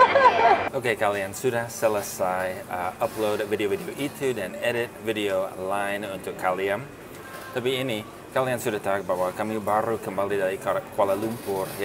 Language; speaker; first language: Indonesian; non-native, fluent; English